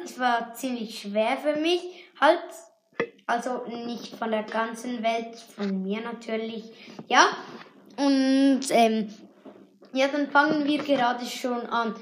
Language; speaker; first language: German; native; German